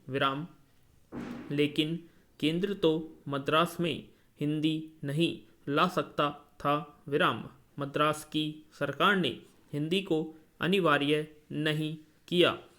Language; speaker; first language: Hindi; native; Hindi